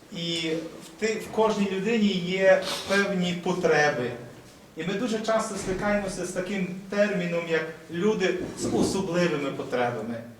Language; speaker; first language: Ukrainian; native; Ukrainian